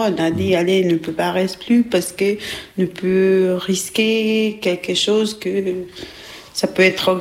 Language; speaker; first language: French; non-native, learner; Albanian